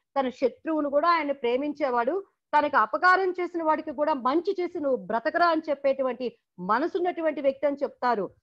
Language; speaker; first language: Telugu; native; Telugu